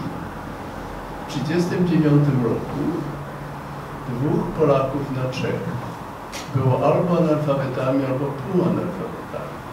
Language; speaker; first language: Polish; non-native, fluent; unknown